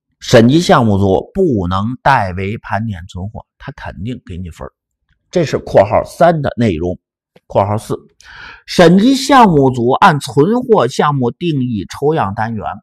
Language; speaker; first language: Chinese; native; Chinese